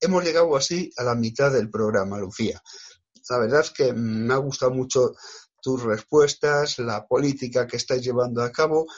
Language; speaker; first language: Spanish; native; Spanish